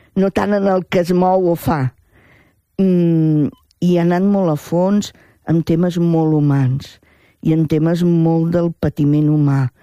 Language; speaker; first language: Catalan; native; Catalan